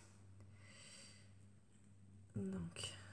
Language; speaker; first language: French; native; French